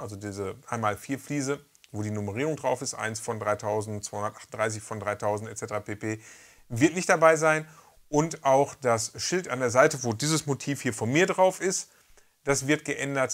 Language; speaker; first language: German; native; German